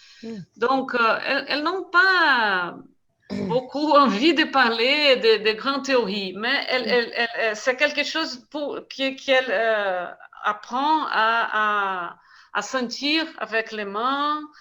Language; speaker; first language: French; non-native, fluent; Portuguese